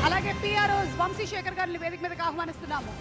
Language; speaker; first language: Telugu; native; Telugu